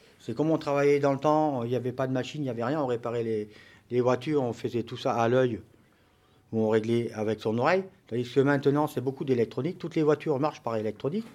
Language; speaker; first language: French; native; French